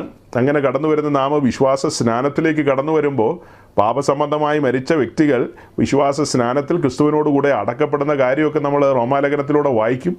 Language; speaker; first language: Malayalam; native; Malayalam